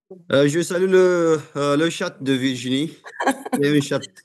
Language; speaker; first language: French; non-native, fluent; Romanian